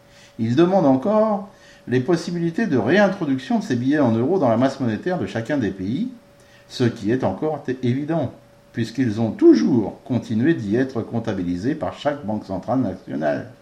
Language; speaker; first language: French; native; French